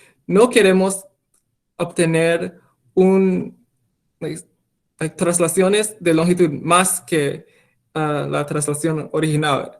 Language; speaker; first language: Spanish; non-native, fluent; English